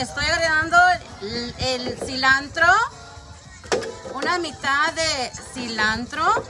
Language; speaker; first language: Spanish; early bilingual, heritage; Spanish